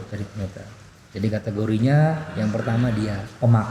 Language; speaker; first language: Indonesian; non-native, local second language; Banjar